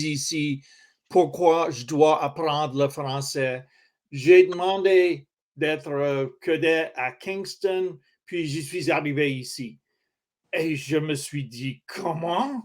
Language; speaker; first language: French; non-native, local second language; English